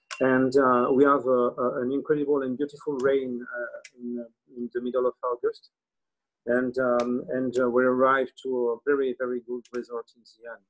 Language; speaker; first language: English; non-native, learner; French